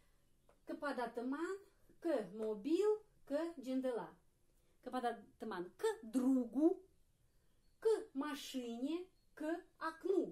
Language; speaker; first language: Indonesian; non-native, fluent; Russian